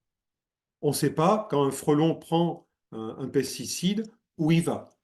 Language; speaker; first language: French; native; French